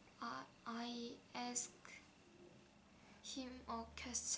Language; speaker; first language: English; non-native, learner; Korean